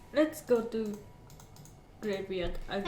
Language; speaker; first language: English; non-native, learner; Japanese